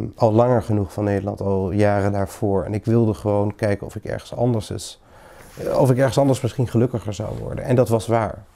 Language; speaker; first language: Dutch; early bilingual, other home language; Greek